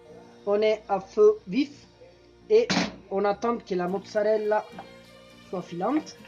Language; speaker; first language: French; non-native, fluent; Italian